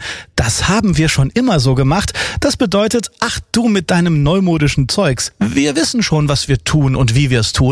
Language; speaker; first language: German; native; German